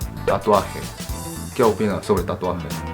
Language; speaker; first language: Spanish; non-native, fluent; Korean